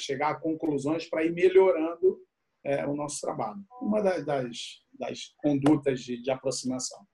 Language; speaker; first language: Portuguese; native; Portuguese